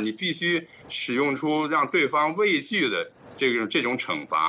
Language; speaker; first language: Chinese; native; Chinese